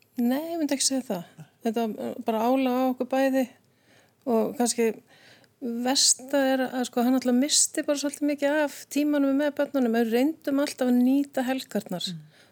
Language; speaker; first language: Icelandic; native; Icelandic